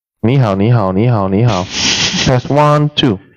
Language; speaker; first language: Chinese; non-native, learner; Filipino